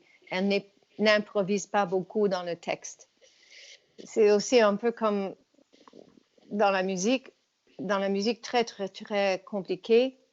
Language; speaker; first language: French; non-native, fluent; English